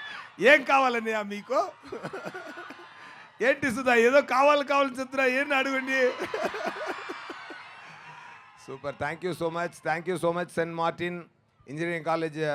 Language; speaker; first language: Telugu; non-native, fluent; Tamil